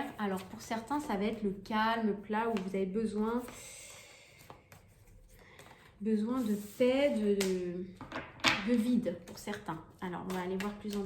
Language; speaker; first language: French; native; French